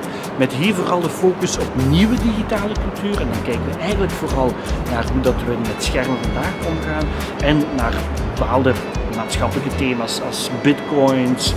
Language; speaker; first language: Dutch; native; Dutch